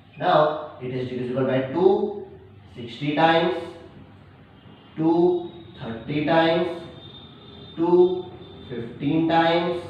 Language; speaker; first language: English; non-native, local second language; Hindi